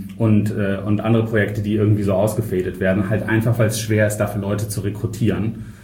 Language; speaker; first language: German; native; German